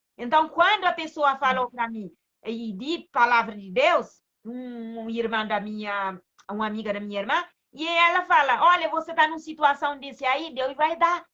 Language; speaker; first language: Portuguese; non-native, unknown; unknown